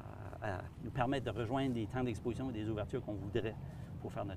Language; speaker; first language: French; native; French